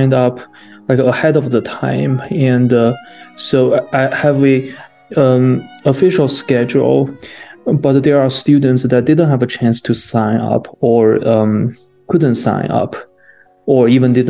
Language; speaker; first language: English; non-native, fluent; Chinese